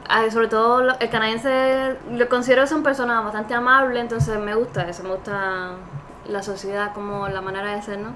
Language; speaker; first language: Spanish; native; Spanish